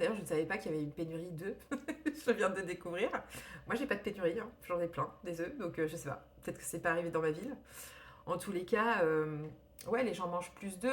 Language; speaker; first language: French; native; French